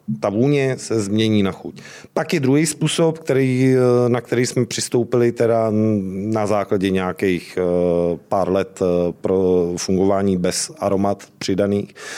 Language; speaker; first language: Czech; native; Czech